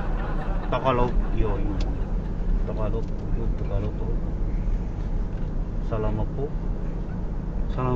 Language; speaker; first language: Filipino; non-native, fluent; Korean